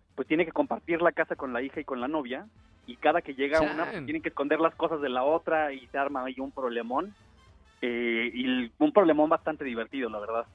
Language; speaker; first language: Spanish; native; Spanish